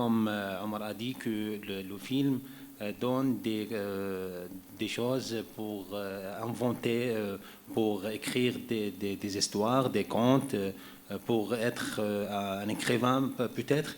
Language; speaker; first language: French; non-native, learner; Arabic